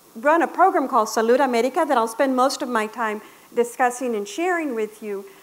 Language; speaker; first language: English; native; English